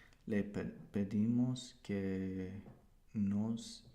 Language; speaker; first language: Spanish; non-native, learner; English